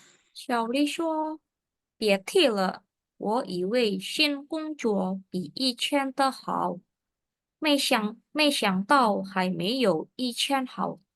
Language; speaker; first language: Chinese; non-native, learner; Indonesian